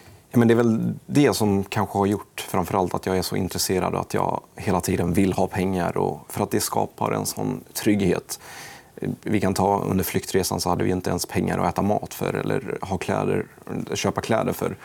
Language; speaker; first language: Swedish; non-native, fluent; Arabic